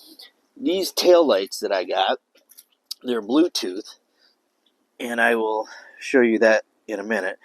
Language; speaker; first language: English; native; English